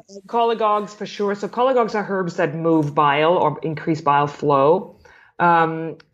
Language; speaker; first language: English; non-native, fluent; German